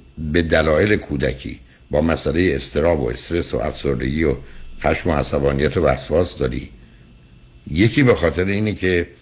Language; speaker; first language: Persian; native; Persian